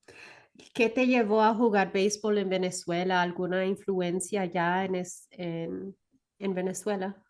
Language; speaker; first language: Spanish; early bilingual, heritage; Spanish